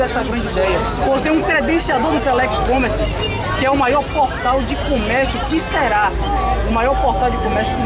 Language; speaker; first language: Portuguese; native; Portuguese